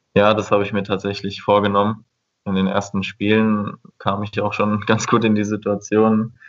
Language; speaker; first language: German; native; German